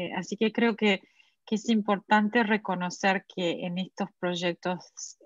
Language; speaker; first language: Spanish; native; Spanish